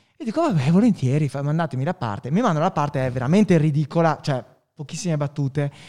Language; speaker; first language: Italian; native; Italian